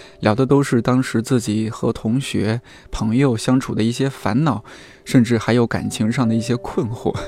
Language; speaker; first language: Chinese; native; Chinese